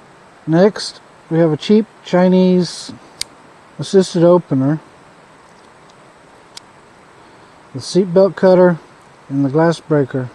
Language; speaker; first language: English; native; English